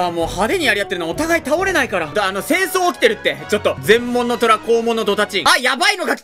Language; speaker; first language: Japanese; native; Japanese